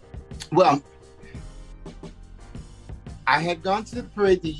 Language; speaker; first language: English; early bilingual, other home language; Spanish